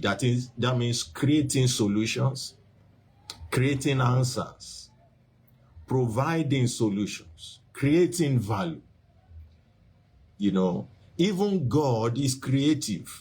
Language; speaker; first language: English; non-native, local second language; Yoruba